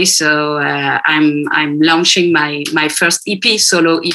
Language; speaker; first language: English; non-native, fluent; French